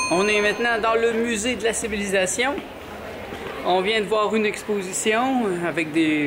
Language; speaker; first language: French; native; French